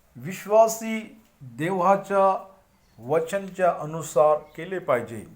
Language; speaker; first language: Marathi; non-native, local second language; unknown